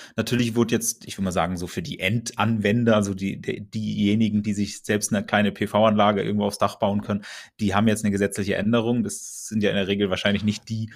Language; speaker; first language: German; native; German